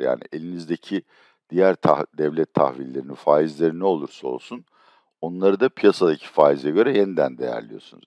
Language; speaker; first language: Turkish; native; Turkish